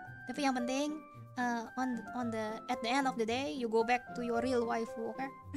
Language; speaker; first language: English; non-native, fluent; Indonesian